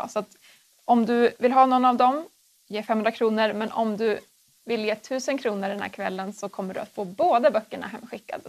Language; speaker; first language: Swedish; native; Swedish